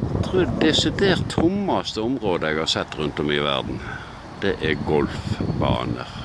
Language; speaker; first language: Norwegian; native; Norwegian